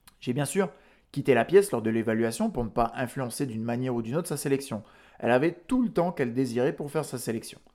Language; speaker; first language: French; native; French